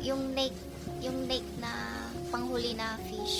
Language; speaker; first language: Filipino; non-native, learner; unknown